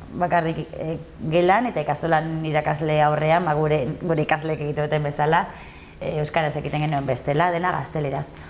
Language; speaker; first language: Basque; non-native, local second language; Spanish